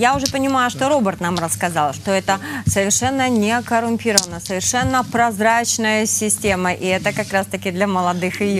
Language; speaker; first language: Russian; native; Russian